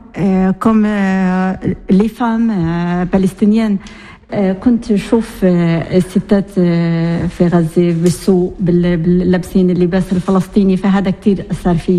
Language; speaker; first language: French; non-native, learner; Arabic